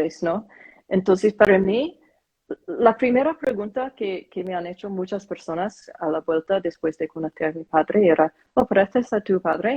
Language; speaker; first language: Spanish; non-native, fluent; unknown